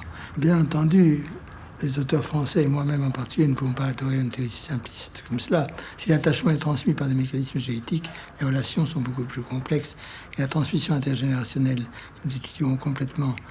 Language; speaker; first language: French; native; French